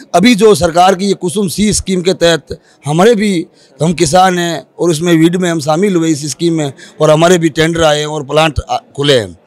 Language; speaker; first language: Hindi; native; Hindi